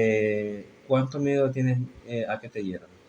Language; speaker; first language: Spanish; native; Spanish